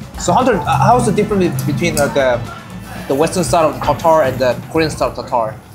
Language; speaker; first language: English; non-native, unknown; Korean